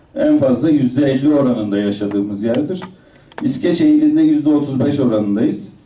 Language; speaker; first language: Turkish; native; Turkish